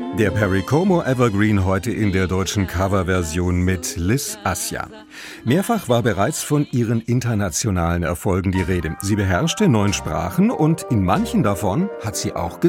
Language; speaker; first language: German; native; German